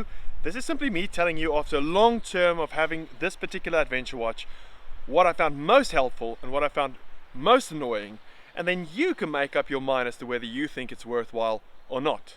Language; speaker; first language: English; native; English